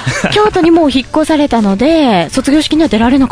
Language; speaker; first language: Japanese; native; Japanese